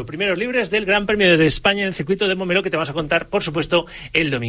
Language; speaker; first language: Spanish; native; Spanish